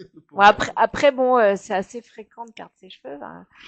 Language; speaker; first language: French; native; French